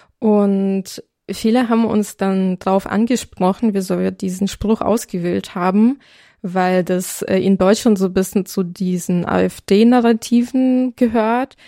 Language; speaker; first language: German; non-native, fluent; Ukrainian